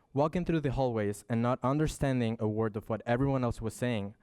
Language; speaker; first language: English; early bilingual, other home language; Spanish